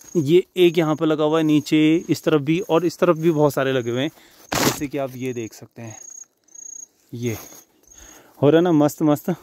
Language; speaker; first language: Hindi; native; Hindi